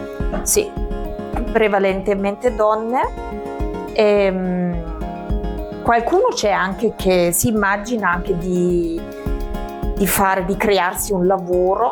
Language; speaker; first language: Italian; non-native, fluent; German